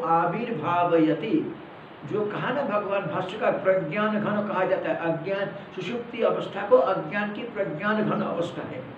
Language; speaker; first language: Hindi; non-native, local second language; Malayalam